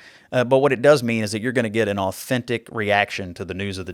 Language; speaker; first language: English; native; English